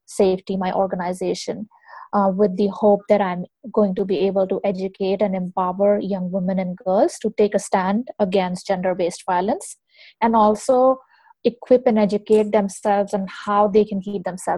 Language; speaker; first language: English; non-native, local second language; Hindi